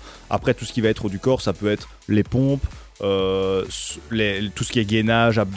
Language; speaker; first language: French; native; French